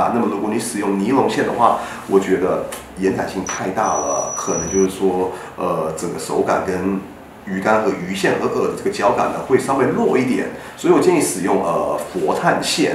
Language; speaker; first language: Chinese; native; Chinese